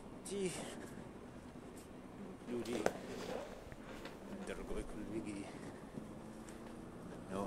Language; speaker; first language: Russian; non-native, learner; English